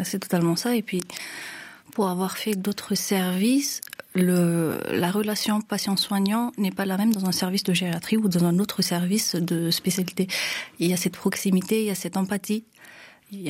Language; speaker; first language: French; non-native, local second language; Malagasy